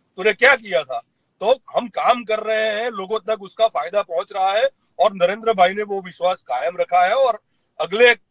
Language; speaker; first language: Hindi; non-native, local second language; Gujarati